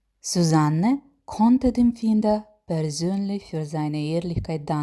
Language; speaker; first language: German; non-native, learner; Ukrainian